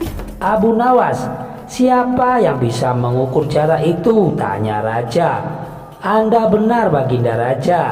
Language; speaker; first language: Indonesian; native; Indonesian